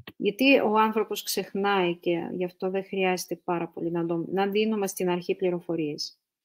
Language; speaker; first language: Greek; non-native, fluent; Russian